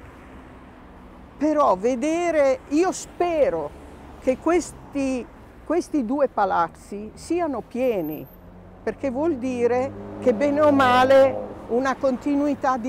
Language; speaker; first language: Italian; native; Italian